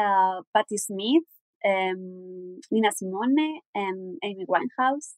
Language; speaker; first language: English; non-native, learner; Spanish